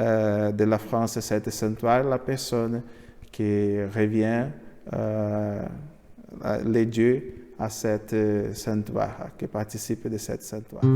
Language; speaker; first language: French; non-native, learner; Portuguese